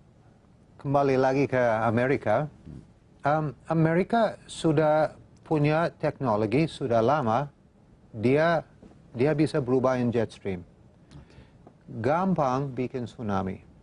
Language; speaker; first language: Indonesian; non-native, fluent; English